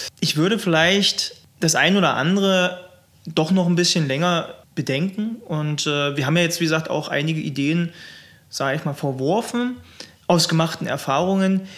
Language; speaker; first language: German; native; German